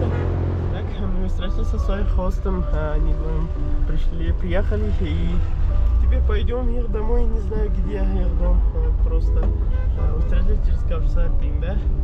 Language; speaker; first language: Russian; non-native, learner; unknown